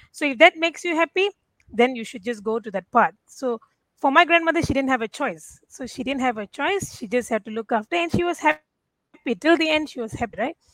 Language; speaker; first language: English; non-native, local second language; Tamil